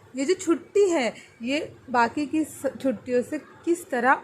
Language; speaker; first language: Hindi; non-native, local second language; Marathi